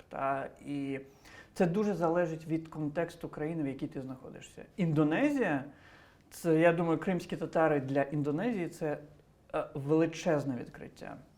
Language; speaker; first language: Ukrainian; non-native, local second language; Crimean Tatar